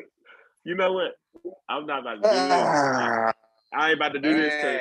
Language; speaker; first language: English; native; English